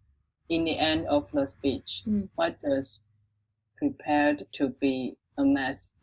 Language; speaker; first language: English; non-native, local second language; Chinese